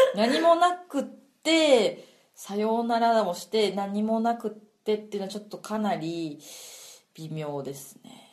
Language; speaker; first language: Japanese; native; Japanese